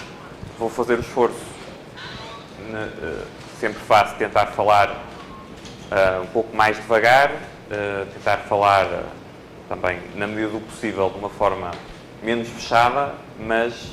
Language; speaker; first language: Portuguese; native; Portuguese